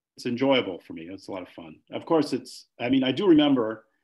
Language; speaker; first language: English; native; English